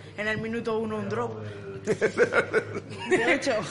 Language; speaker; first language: Spanish; native; Spanish